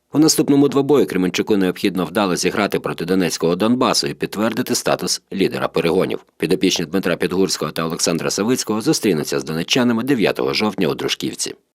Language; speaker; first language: Ukrainian; native; Ukrainian